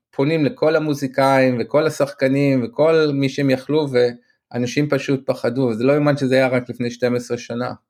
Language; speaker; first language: Hebrew; native; Hebrew